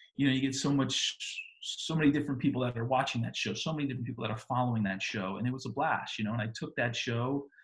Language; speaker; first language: English; native; English